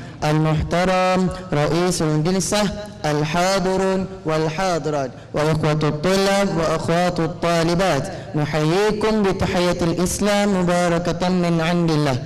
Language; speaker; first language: Arabic; non-native, learner; Malay